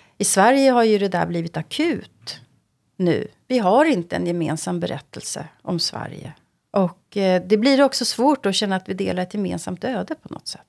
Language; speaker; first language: Swedish; native; Swedish